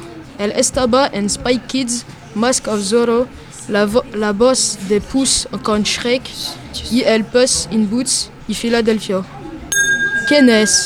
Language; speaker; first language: Spanish; non-native, learner; French